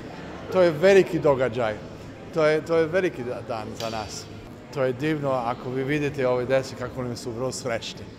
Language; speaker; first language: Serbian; non-native, learner; English